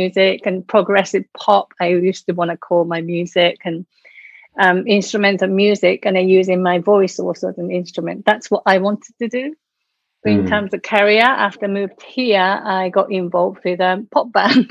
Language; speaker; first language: English; non-native, fluent; Japanese